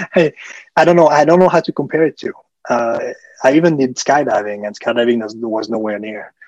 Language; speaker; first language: English; early bilingual, other home language; French